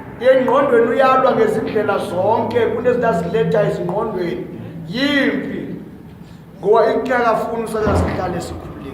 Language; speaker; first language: Zulu; native; Zulu